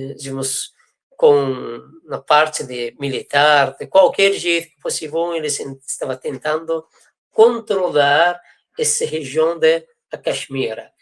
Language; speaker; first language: Portuguese; non-native, fluent; Persian